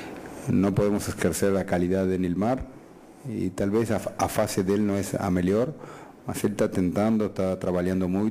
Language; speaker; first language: Portuguese; non-native, fluent; Spanish